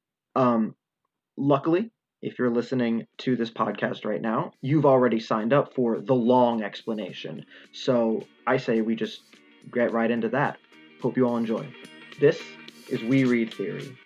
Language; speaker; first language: English; native; English